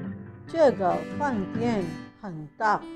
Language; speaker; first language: Chinese; non-native, fluent; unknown